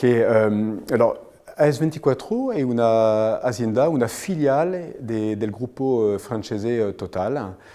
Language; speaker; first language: Italian; non-native, fluent; French